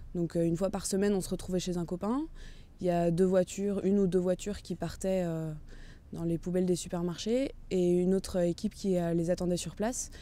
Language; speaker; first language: French; native; French